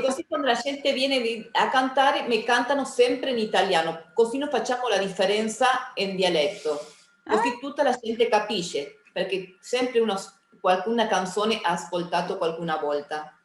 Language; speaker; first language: Italian; early bilingual, heritage; Spanish